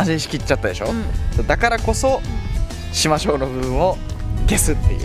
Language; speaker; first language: Japanese; native; Japanese